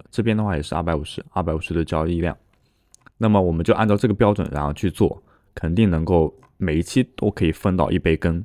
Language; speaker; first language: Chinese; native; Chinese